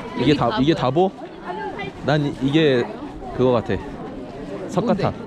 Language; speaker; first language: Korean; native; Korean